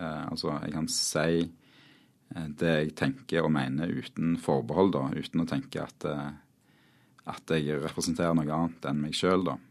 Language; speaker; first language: Norwegian; native; Norwegian